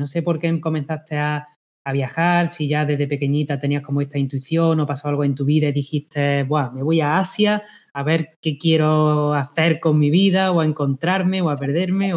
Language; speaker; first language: Spanish; native; Spanish